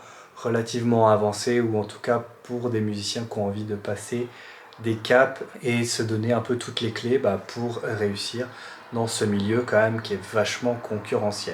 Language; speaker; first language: French; native; French